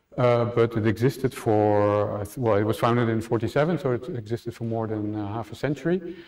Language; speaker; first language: English; non-native, fluent; Dutch